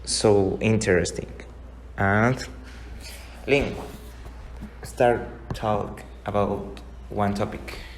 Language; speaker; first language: English; non-native, learner; Spanish